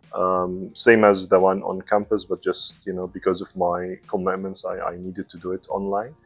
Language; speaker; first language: English; non-native, fluent; Arabic